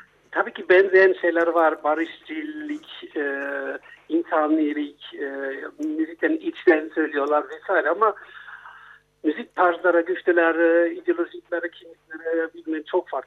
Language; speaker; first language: Turkish; non-native, fluent; German